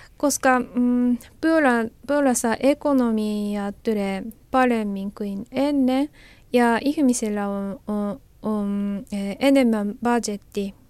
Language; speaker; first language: Finnish; non-native, learner; Japanese